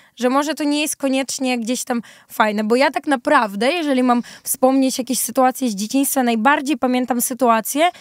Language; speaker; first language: Polish; early bilingual, other home language; Ukrainian